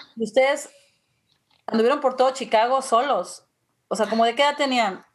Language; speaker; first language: Spanish; native; Spanish